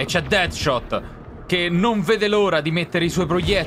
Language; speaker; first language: Italian; native; Italian